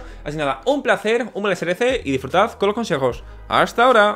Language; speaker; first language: Spanish; native; Spanish